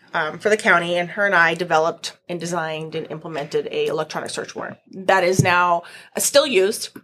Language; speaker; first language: English; native; English